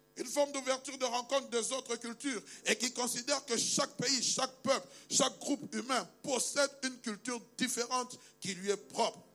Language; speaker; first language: French; non-native, local second language; Luba-Lulua